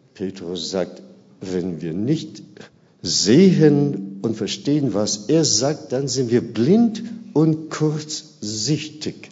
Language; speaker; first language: German; non-native, fluent; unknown